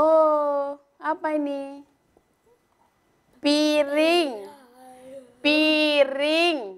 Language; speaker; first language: Indonesian; native; Indonesian